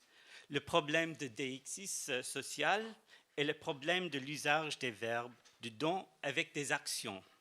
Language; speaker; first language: French; non-native, fluent; English